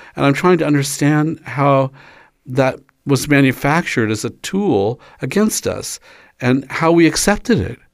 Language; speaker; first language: English; native; English